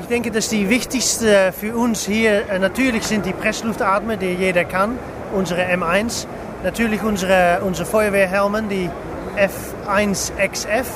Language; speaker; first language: German; non-native, learner; English